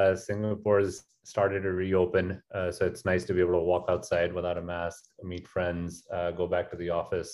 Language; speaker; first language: English; non-native, local second language; Urdu